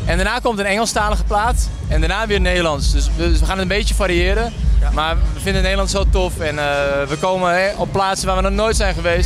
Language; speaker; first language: Dutch; native; Dutch